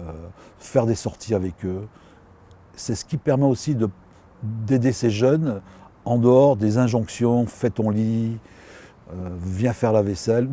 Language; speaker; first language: French; native; French